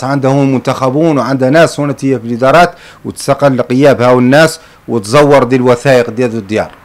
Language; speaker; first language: Arabic; native; Arabic